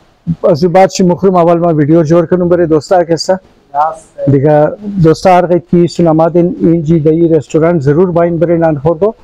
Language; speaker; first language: Persian; early bilingual, heritage; Persian